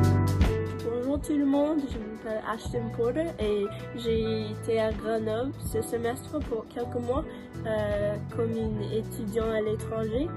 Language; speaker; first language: French; non-native, learner; English